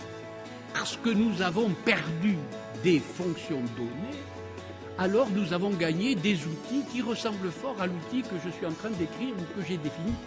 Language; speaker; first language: French; native; French